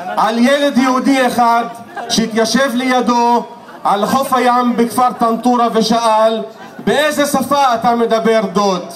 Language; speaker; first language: Hebrew; non-native, local second language; Arabic